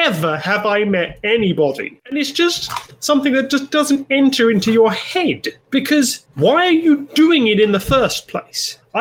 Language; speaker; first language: English; native; English